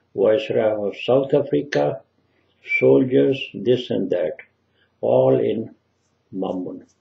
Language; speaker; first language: English; non-native, local second language; Punjabi